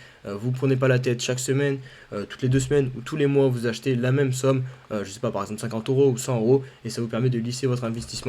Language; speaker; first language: French; native; French